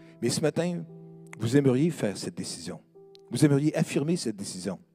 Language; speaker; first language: French; native; French